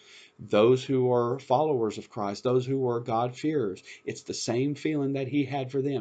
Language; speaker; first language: English; native; English